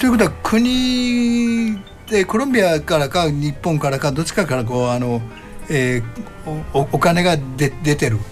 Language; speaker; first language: Japanese; native; Japanese